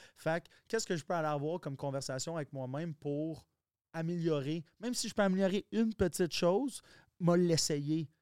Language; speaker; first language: French; native; French